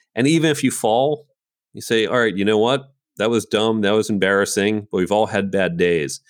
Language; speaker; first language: English; native; English